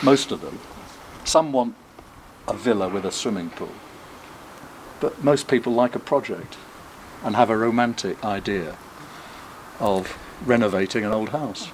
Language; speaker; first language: English; native; English